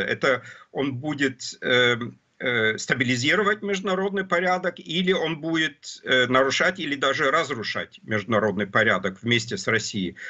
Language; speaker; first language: Russian; non-native, fluent; German